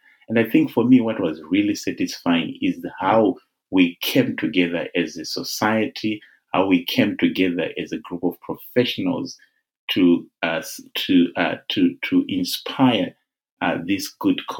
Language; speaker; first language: English; non-native, local second language; Shona